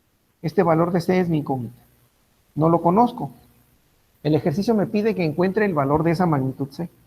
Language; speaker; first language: Spanish; native; Spanish